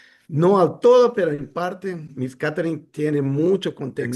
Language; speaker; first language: Spanish; non-native, fluent; Portuguese